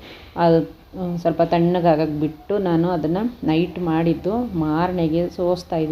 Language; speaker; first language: Kannada; native; Kannada